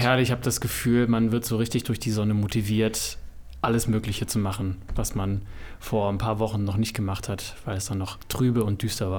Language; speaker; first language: German; native; German